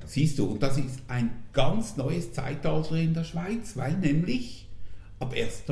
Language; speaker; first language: German; native; German